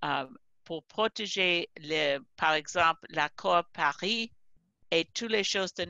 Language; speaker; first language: French; non-native, fluent; English